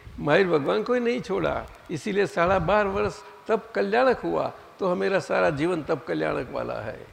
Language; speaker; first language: Hindi; non-native, local second language; Gujarati